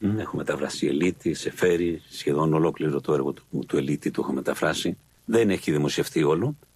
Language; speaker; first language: Greek; non-native, fluent; Spanish